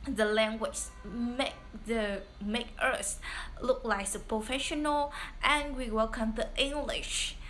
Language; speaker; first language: English; non-native, learner; Vietnamese